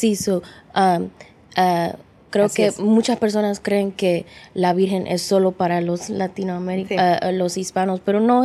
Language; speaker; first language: Spanish; early bilingual, heritage; English